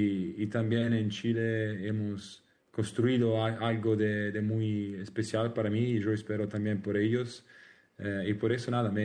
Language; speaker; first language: Spanish; non-native, learner; Italian